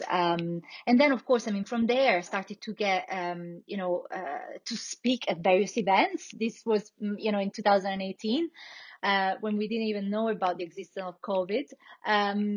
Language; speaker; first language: English; non-native, fluent; Italian